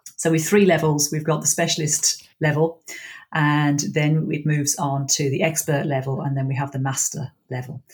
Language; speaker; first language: English; native; English